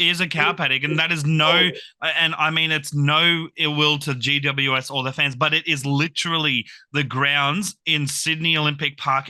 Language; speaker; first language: English; native; English